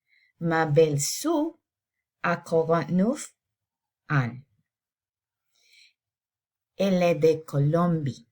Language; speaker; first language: French; non-native, learner; English